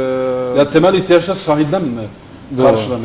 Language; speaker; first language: Turkish; native; Turkish